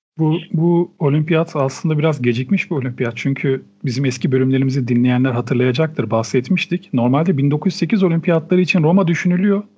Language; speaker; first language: Turkish; native; Turkish